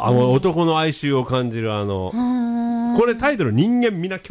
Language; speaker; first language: Japanese; native; Japanese